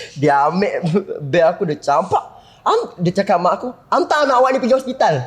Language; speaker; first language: Malay; native; Malay